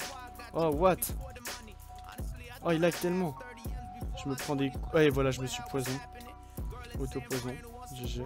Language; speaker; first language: French; native; French